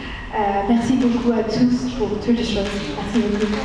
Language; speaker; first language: French; non-native, fluent; Armenian